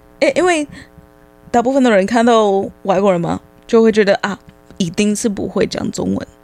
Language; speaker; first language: Chinese; non-native, fluent; English